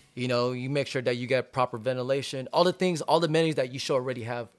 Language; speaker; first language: English; early bilingual, other home language; Filipino